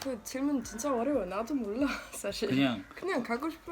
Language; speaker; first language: Korean; non-native, learner; Swedish